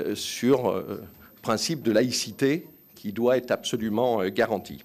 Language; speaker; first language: French; native; French